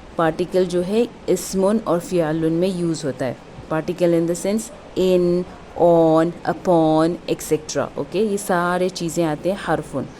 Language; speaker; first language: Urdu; native; Urdu